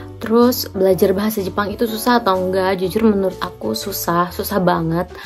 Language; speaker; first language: Indonesian; native; Indonesian